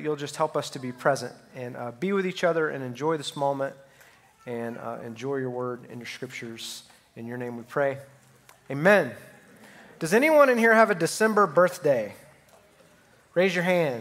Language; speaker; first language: English; native; English